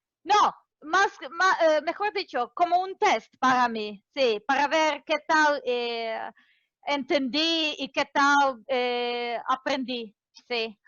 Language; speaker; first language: Spanish; non-native, fluent; Serbian